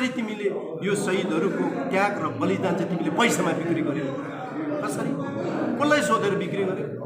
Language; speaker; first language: Nepali; native; Nepali